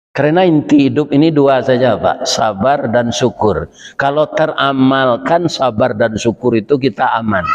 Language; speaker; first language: Malay; non-native, local second language; Minangkabau